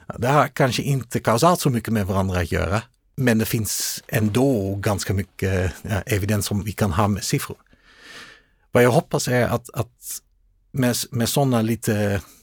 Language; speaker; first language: Swedish; non-native, fluent; Dutch